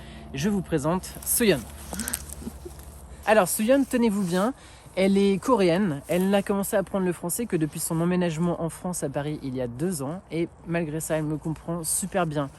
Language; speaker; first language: French; native; French